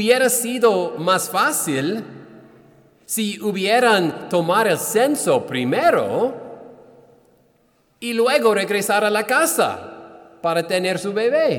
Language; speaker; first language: Spanish; non-native, fluent; English